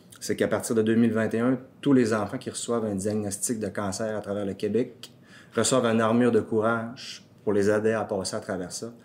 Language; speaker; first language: French; native; French